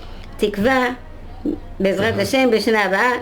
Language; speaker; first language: Hebrew; non-native, fluent; Dutch